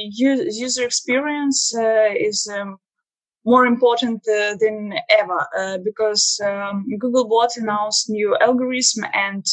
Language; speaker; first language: English; non-native, learner; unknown